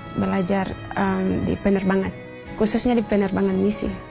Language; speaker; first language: Indonesian; non-native, local second language; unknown